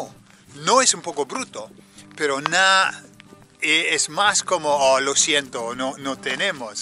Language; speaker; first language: Spanish; native; Spanish